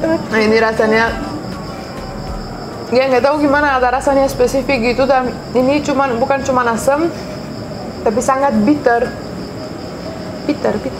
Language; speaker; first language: Indonesian; non-native, fluent; Russian